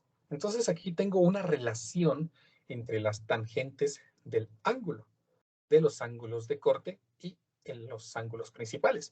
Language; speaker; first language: Spanish; native; Spanish